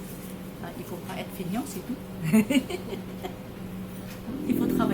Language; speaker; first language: French; early bilingual, other home language; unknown